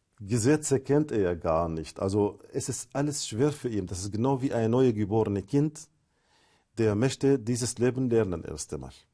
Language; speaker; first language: German; non-native, fluent; Arabic